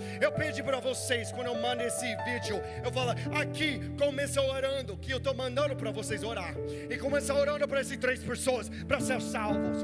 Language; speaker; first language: Portuguese; non-native, learner; English